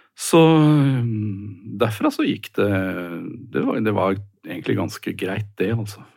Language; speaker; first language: Norwegian; native; Norwegian